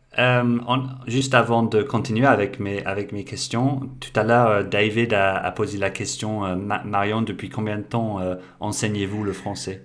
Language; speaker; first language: French; non-native, fluent; English